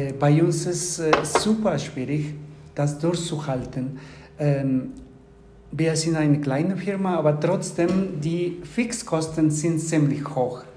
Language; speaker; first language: German; non-native, fluent; Spanish